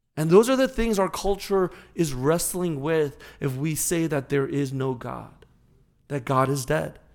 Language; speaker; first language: English; native; English